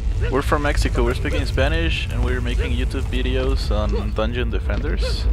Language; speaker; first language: English; non-native, learner; Spanish